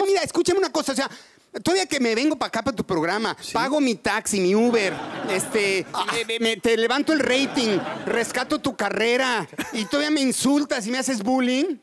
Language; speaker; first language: Spanish; native; Spanish